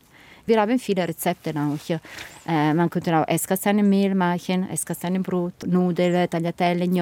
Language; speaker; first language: German; non-native, fluent; Italian